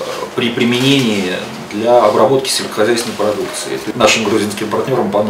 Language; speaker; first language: Russian; native; Russian